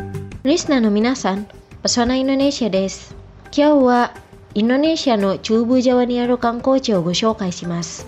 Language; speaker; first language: Japanese; non-native, fluent; Indonesian